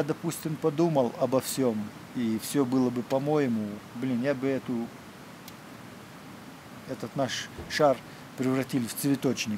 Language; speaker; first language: Russian; native; Russian